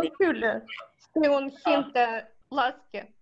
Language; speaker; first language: Finnish; non-native, learner; Russian